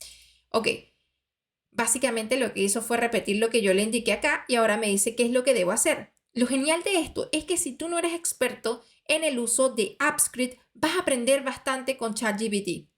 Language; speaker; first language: Spanish; native; Spanish